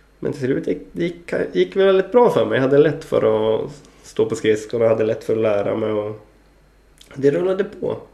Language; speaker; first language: Swedish; early bilingual, other home language; Greek